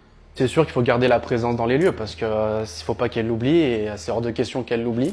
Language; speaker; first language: French; native; French